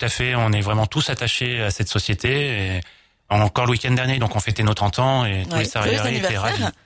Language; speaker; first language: French; native; French